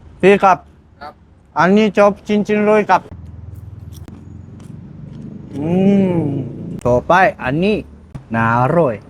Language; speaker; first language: Thai; non-native, learner; Japanese